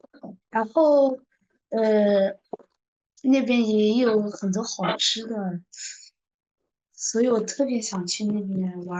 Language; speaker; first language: Chinese; early bilingual, heritage; Chinese